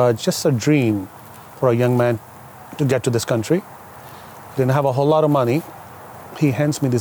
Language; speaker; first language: English; non-native, local second language; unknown